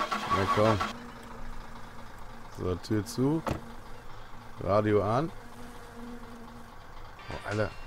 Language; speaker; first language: German; native; German